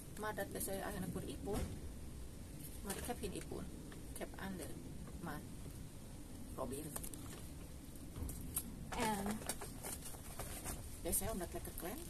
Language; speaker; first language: Dutch; non-native, learner; Indonesian